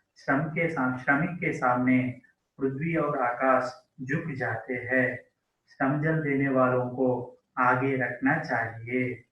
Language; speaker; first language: Hindi; non-native, local second language; Telugu